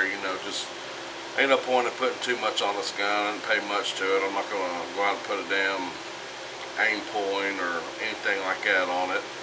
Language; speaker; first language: English; native; English